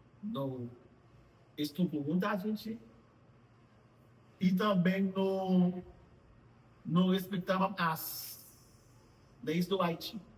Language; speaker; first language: Portuguese; non-native, fluent; Haitian Creole